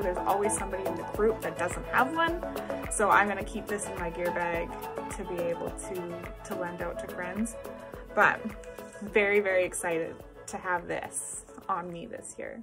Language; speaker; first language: English; native; English